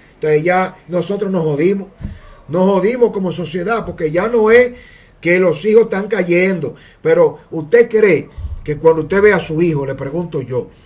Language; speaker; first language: Spanish; native; Spanish